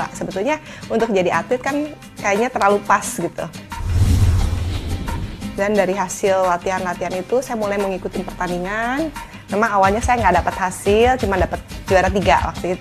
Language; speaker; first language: Indonesian; native; Indonesian